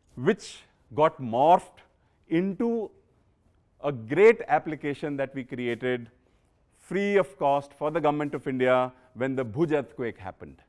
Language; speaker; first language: English; non-native, local second language; Punjabi